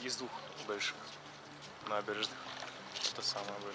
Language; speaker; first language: Russian; native; Russian